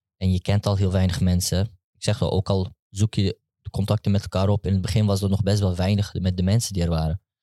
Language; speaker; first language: Dutch; native; Dutch